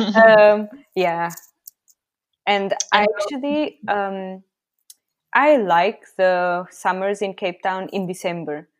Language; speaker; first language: English; native; English